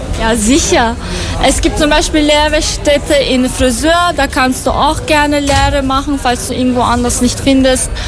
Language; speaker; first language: German; non-native, fluent; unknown